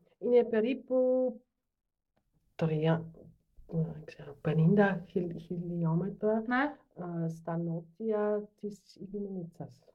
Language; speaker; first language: Greek; non-native, learner; German